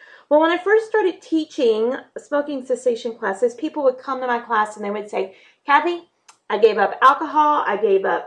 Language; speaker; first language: English; native; English